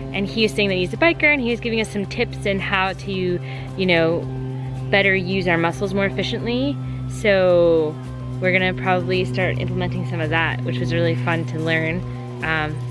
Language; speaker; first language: English; native; English